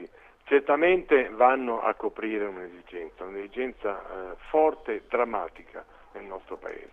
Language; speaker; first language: Italian; native; Italian